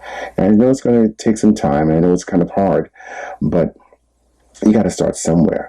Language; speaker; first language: English; native; English